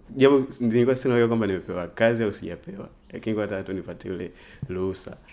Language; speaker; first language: Swahili; native; Swahili